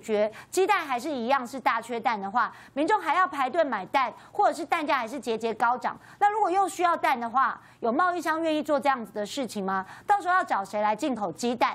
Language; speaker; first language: Chinese; native; Chinese